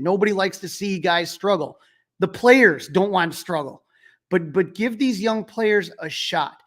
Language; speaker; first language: English; native; English